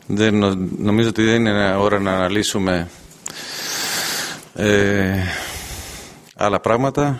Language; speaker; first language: Greek; non-native, fluent; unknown